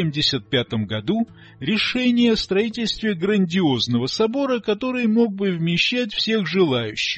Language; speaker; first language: Russian; native; Russian